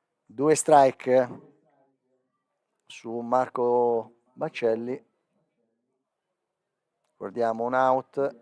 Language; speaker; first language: Italian; native; Italian